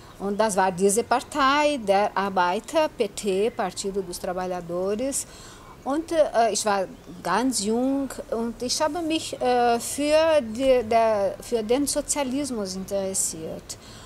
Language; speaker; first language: German; non-native, fluent; Portuguese